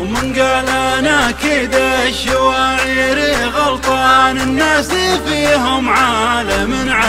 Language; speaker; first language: Arabic; native; Arabic